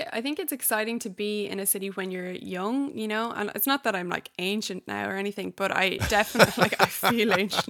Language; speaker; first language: English; native; English